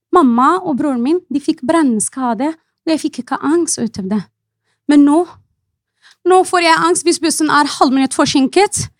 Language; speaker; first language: Norwegian; non-native, fluent; Arabic